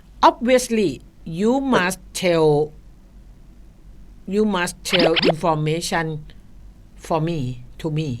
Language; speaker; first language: English; non-native, learner; Thai